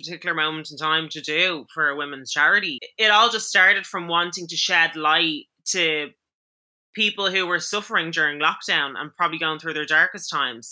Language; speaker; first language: English; native; English